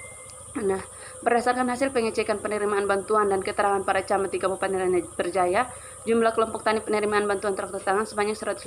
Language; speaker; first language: Indonesian; native; Indonesian